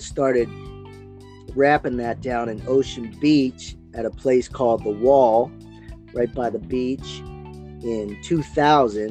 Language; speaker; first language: English; native; English